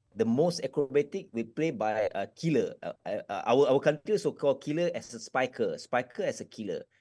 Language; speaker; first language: English; non-native, local second language; Malay